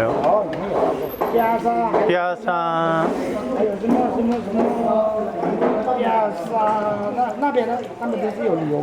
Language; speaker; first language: Chinese; native; Chinese